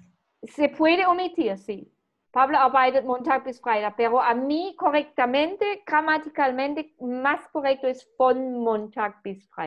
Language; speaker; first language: Spanish; non-native, fluent; German